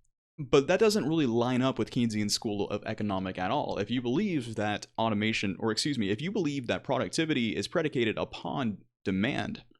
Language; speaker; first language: English; native; English